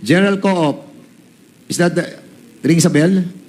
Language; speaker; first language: English; non-native, local second language; Filipino